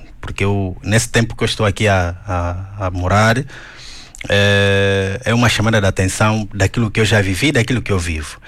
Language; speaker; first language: Portuguese; native; Portuguese